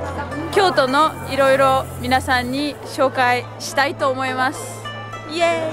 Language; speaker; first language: Japanese; non-native, fluent; Uzbek